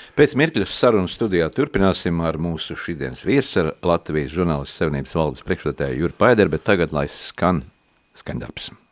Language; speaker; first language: Latvian; native; Latvian